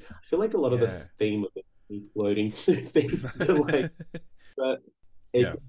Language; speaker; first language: English; early bilingual, other home language; Portuguese